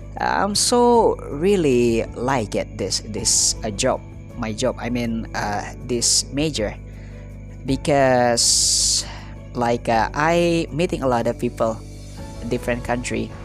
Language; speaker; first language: English; non-native, learner; Indonesian